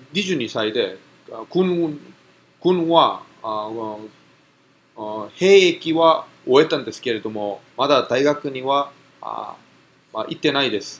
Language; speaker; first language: Japanese; non-native, fluent; Korean